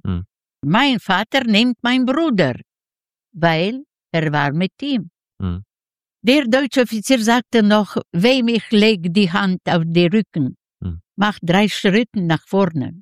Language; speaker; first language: German; non-native, learner; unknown